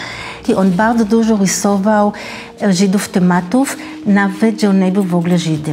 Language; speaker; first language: Polish; early bilingual, heritage; Hebrew